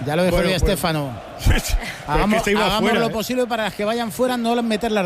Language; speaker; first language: Spanish; native; Spanish